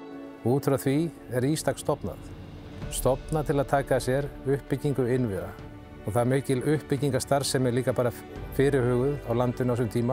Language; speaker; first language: Icelandic; native; Icelandic